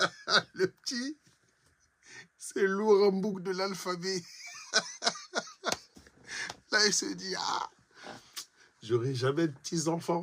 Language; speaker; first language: French; native; French